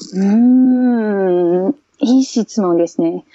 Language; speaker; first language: Japanese; non-native, fluent; English